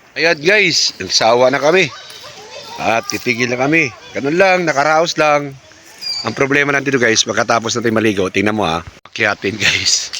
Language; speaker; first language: Filipino; non-native, local second language; Cebuano